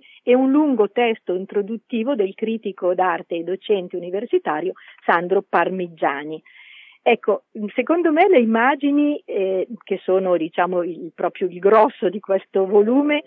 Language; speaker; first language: Italian; native; Italian